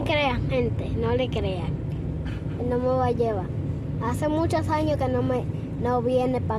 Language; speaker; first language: Spanish; early bilingual, other home language; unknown